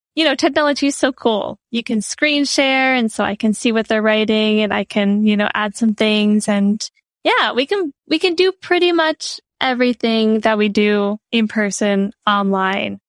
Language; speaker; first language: English; native; English